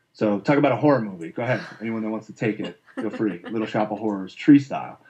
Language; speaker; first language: English; native; English